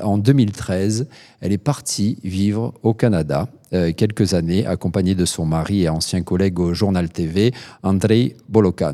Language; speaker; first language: French; native; French